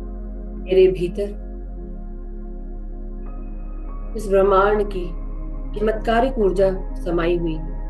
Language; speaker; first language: Hindi; native; Hindi